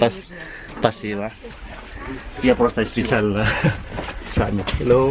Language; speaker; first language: Russian; non-native, learner; Filipino